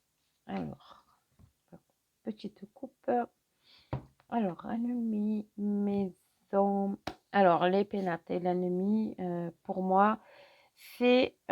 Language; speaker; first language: French; native; French